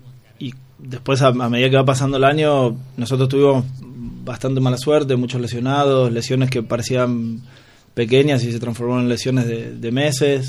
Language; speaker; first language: Spanish; native; Spanish